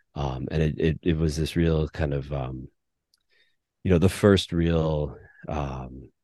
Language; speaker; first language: English; native; English